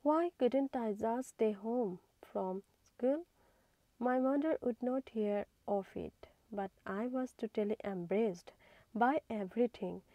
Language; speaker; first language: English; non-native, local second language; Assamese